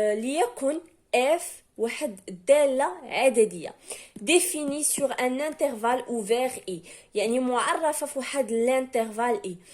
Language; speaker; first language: Arabic; native; Arabic